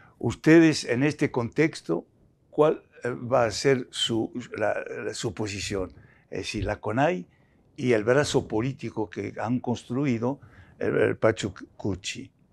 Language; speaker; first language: Spanish; non-native, fluent; French